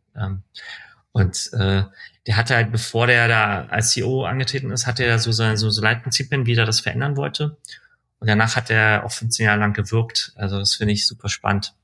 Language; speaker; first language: German; early bilingual, other home language; Persian